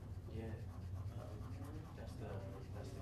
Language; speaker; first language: English; native; English